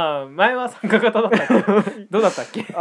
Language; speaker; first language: Japanese; native; Japanese